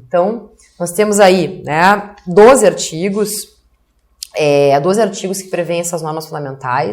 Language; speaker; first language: Portuguese; native; Portuguese